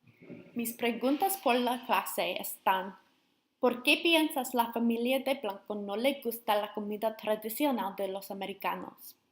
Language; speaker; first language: Spanish; non-native, learner; English